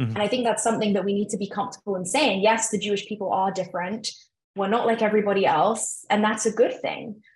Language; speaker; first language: English; native; English